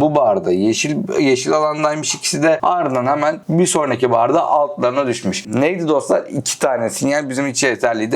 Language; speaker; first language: Turkish; native; Turkish